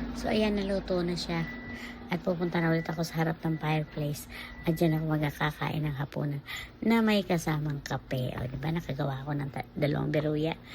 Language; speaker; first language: Filipino; native; Filipino